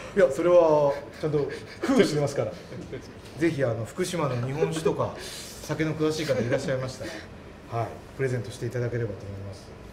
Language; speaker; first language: Japanese; native; Japanese